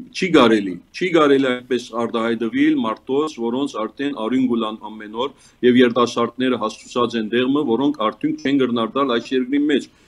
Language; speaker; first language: Armenian; early bilingual, heritage; Armenian